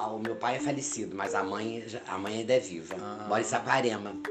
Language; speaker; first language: Portuguese; native; Portuguese